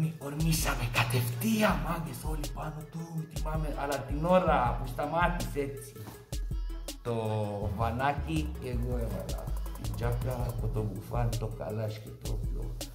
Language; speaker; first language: Greek; non-native, fluent; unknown